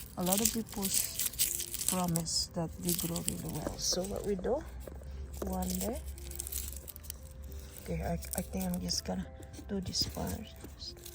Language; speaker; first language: English; non-native, fluent; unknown